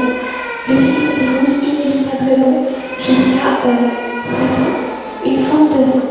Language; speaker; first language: French; early bilingual, other home language; Vietnamese